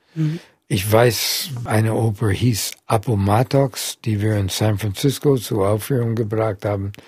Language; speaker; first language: German; non-native, fluent; English